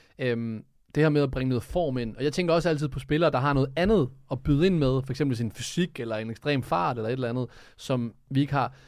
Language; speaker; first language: Danish; early bilingual, other home language; Serbian